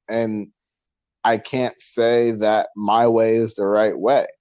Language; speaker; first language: English; native; English